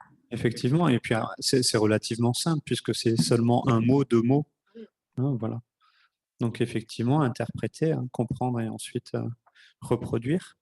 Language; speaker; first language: French; native; French